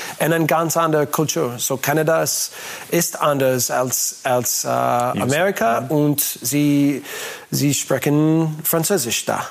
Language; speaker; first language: German; non-native, learner; English